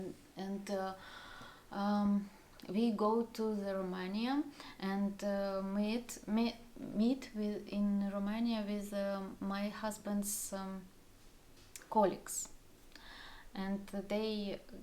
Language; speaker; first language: English; non-native, learner; Russian